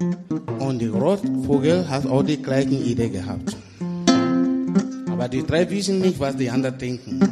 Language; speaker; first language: German; non-native, learner; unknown